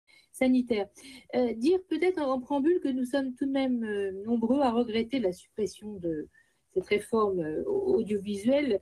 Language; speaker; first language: French; native; French